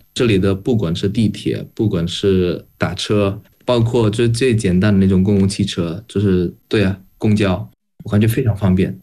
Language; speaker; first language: Chinese; non-native, fluent; Indonesian